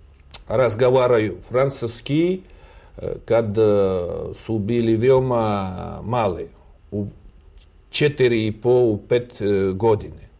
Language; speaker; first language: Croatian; non-native, fluent; Russian